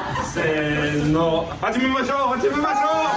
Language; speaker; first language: Japanese; non-native, learner; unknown